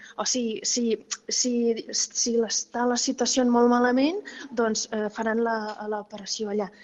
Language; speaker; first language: Catalan; non-native, fluent; Ukrainian